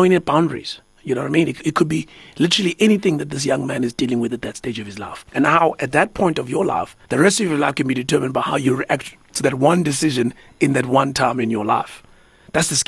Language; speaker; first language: English; non-native, local second language; Zulu